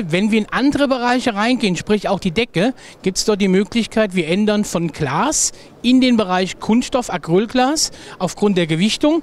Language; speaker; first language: German; native; German